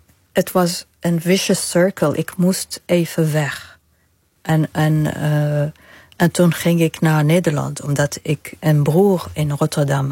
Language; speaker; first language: Dutch; non-native, fluent; Arabic